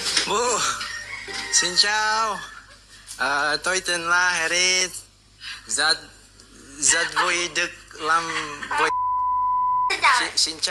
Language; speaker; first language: Vietnamese; non-native, learner; Indonesian